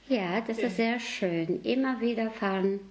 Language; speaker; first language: German; non-native, learner; Mongolian